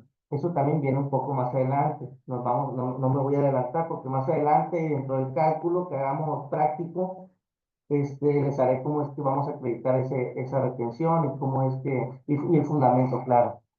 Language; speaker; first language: Spanish; native; Spanish